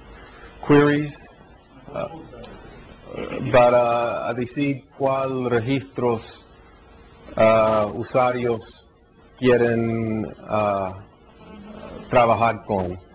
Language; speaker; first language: Spanish; early bilingual, heritage; Spanish